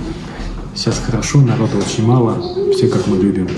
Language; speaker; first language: Russian; native; Russian